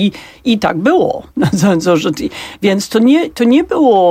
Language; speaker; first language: Polish; non-native, fluent; English